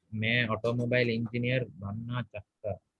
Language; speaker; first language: Hindi; non-native, learner; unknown